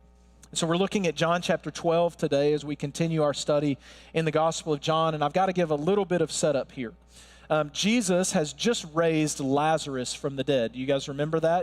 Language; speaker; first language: English; native; English